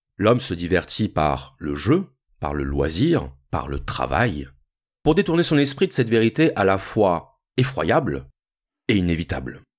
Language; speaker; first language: French; native; French